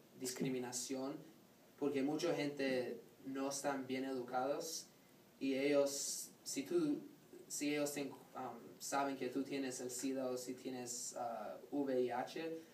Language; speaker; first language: Spanish; non-native, learner; English